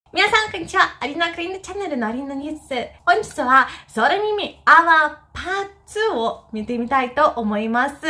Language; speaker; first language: Japanese; non-native, fluent; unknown